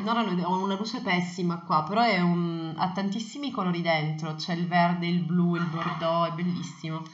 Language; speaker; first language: Italian; native; Italian